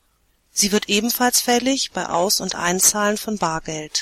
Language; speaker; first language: German; native; German